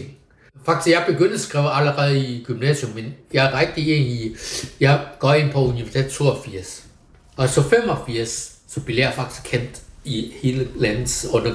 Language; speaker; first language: Danish; non-native, fluent; Chinese